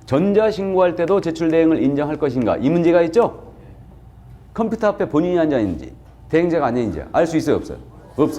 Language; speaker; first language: Korean; native; Korean